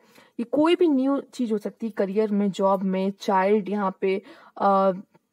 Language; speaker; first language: Hindi; native; Hindi